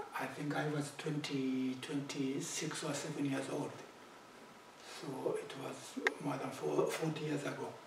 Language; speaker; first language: English; non-native, fluent; Japanese